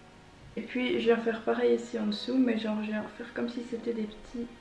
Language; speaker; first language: French; native; French